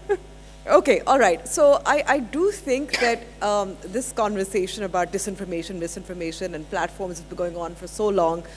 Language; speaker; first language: English; non-native, local second language; Urdu